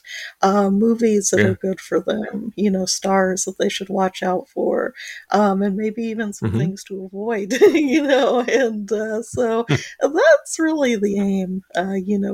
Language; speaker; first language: English; native; English